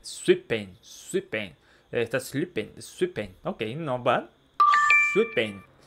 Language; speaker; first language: English; non-native, learner; Spanish